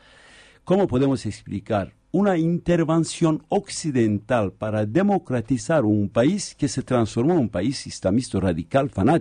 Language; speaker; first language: Spanish; non-native, fluent; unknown